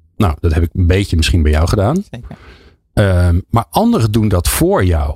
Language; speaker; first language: Dutch; native; Dutch